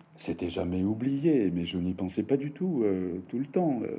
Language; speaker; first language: French; non-native, fluent; Japanese